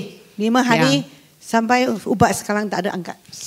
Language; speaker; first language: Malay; non-native, local second language; Hakka Chinese